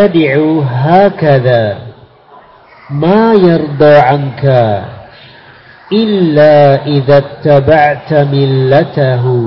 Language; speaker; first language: Arabic; non-native, fluent; Indonesian